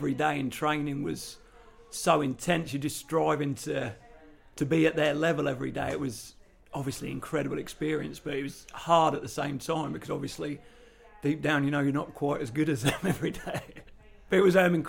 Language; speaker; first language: English; native; English